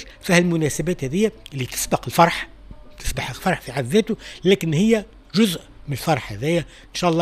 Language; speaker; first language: Arabic; native; Arabic